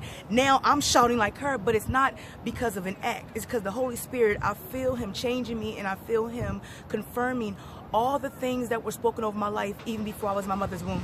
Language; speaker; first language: English; native; English